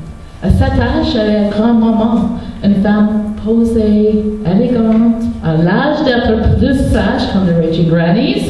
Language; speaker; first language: French; non-native, local second language; English